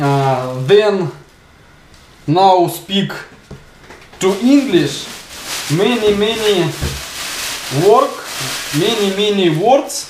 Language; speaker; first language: English; non-native, learner; Russian